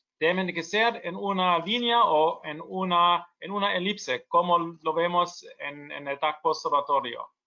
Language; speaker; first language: Spanish; non-native, learner; German